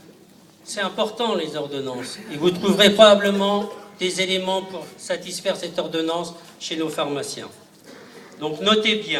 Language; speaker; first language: French; native; French